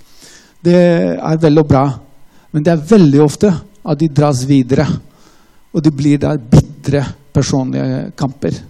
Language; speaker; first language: Norwegian; non-native, fluent; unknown